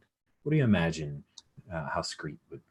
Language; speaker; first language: English; native; English